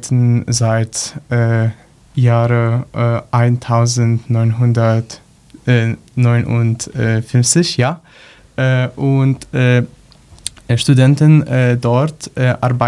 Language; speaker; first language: German; non-native, learner; Polish